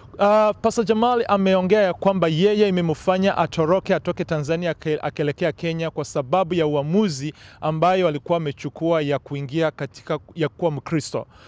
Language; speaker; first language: Swahili; non-native, local second language; Kinyarwanda